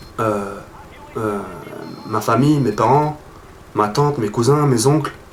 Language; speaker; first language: French; early bilingual, other home language; Arabic